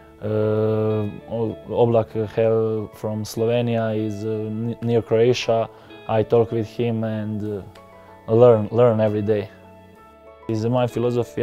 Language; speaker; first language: English; non-native, learner; Croatian